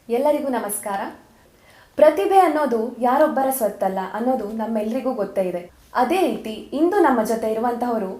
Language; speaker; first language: Kannada; native; Kannada